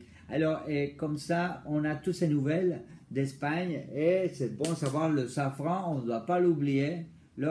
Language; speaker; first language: French; non-native, fluent; Spanish